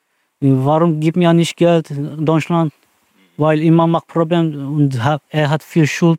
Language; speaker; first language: German; non-native, learner; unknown